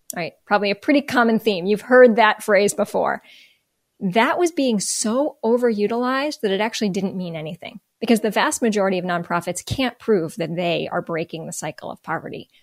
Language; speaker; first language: English; native; English